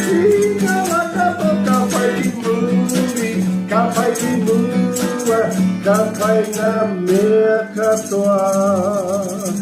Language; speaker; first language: Māori; non-native, local second language; English